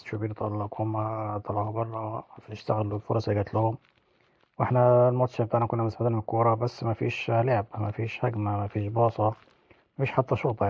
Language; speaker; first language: Arabic; native; Arabic